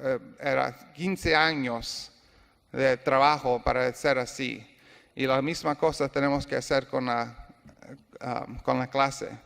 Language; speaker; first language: Spanish; non-native, learner; English